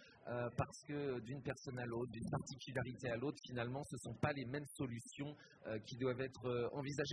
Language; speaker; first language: French; native; French